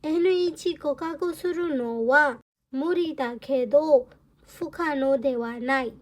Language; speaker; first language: Japanese; non-native, fluent; Burmese